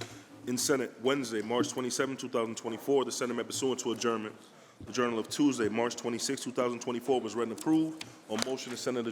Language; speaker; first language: English; native; English